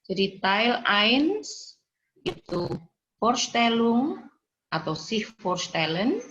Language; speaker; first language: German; non-native, fluent; Indonesian